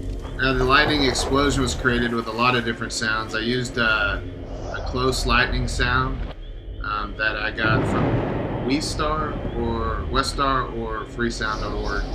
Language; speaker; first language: English; native; English